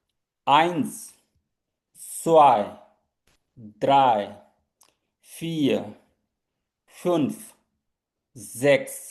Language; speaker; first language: German; non-native, fluent; Hindi